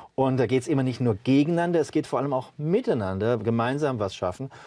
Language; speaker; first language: German; native; German